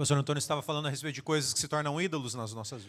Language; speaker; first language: Portuguese; native; Portuguese